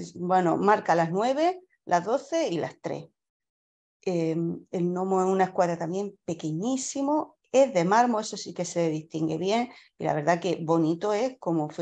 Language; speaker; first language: Spanish; native; Spanish